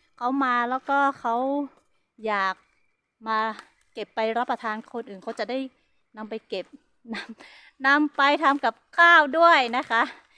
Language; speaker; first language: Thai; non-native, local second language; Hmong